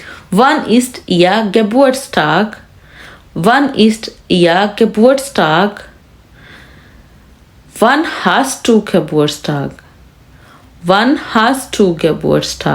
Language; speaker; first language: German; non-native, fluent; Urdu